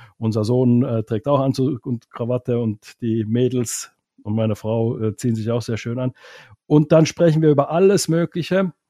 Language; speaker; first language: German; non-native, fluent; Finnish